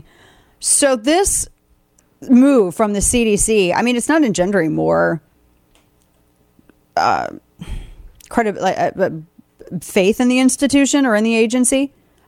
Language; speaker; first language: English; native; English